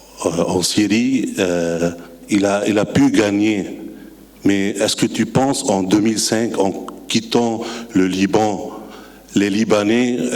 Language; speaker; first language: French; non-native, local second language; Arabic